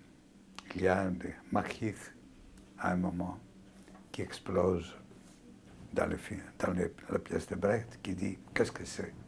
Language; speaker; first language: French; non-native, fluent; Greek